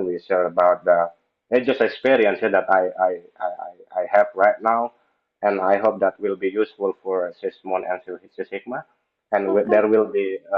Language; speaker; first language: English; non-native, fluent; Indonesian